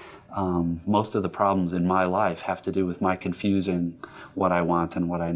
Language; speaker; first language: English; native; English